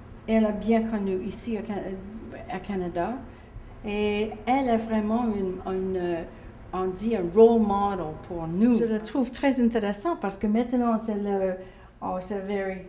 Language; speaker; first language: French; non-native, local second language; English